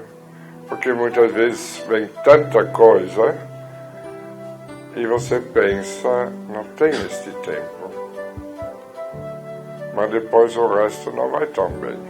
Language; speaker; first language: Portuguese; non-native, fluent; German